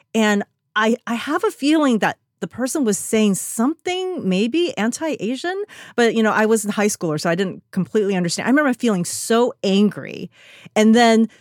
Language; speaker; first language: English; native; English